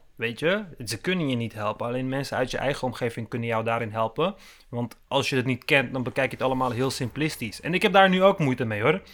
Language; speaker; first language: Dutch; early bilingual, other home language; Turkish